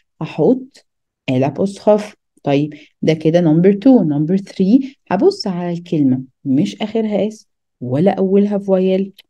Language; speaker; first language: Arabic; native; Arabic